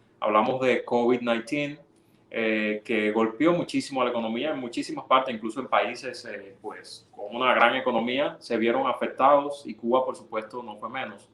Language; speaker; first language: Spanish; native; Spanish